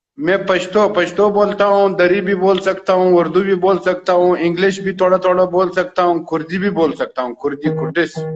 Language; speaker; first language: Hindi; non-native, fluent; Pashto